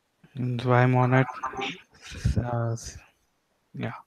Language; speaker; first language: German; non-native, learner; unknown